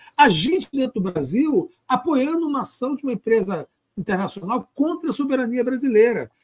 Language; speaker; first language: Portuguese; native; Portuguese